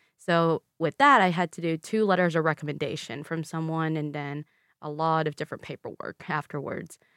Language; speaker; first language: English; early bilingual, other home language; Vietnamese